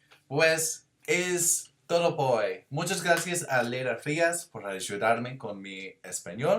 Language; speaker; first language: Spanish; non-native, learner; English